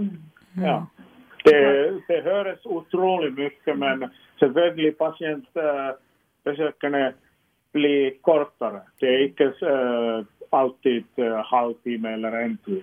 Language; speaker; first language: Swedish; non-native, local second language; Finnish